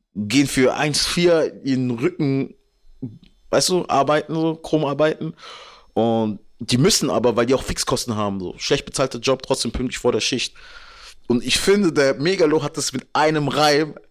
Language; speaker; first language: German; early bilingual, other home language; French